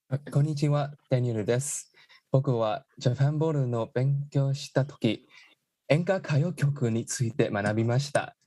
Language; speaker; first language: Japanese; non-native, learner; English